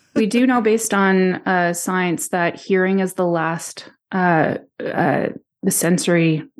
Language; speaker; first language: English; native; English